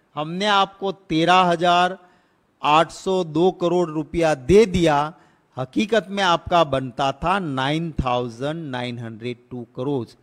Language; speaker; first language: Hindi; non-native, local second language; Gujarati